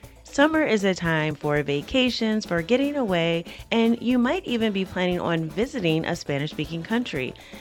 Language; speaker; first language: English; native; English